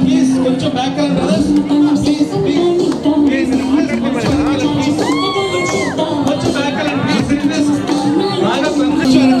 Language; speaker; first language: Telugu; native; Telugu